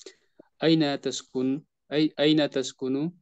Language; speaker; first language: Arabic; non-native, learner; Indonesian